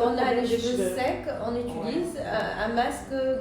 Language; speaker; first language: French; non-native, local second language; Arabic